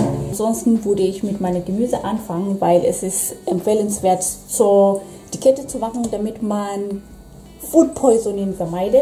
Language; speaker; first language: German; non-native, fluent; Swahili